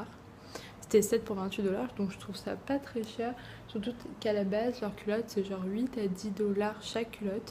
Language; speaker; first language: French; native; French